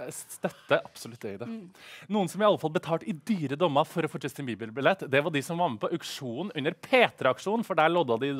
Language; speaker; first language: Norwegian; native; Norwegian